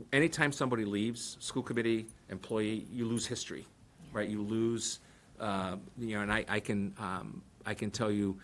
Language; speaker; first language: English; early bilingual, other home language; Portuguese